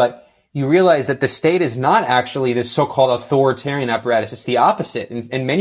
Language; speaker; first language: English; native; English